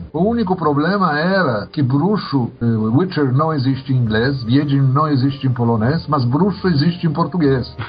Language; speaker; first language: Portuguese; early bilingual, other home language; Polish